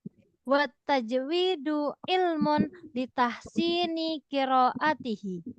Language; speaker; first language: Arabic; non-native, fluent; Indonesian